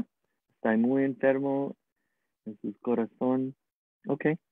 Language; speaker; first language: Spanish; non-native, learner; English